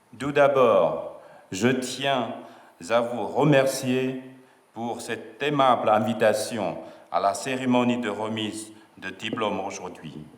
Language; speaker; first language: French; non-native, fluent; Chinese